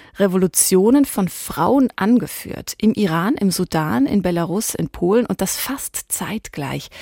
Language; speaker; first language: German; native; German